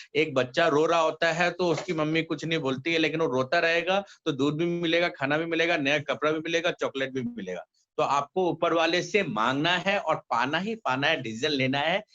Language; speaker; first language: Hindi; native; Hindi